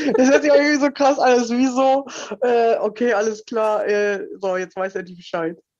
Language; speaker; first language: German; native; German